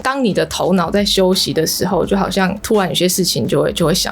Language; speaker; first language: Chinese; native; Chinese